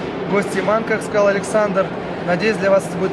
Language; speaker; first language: Russian; native; Russian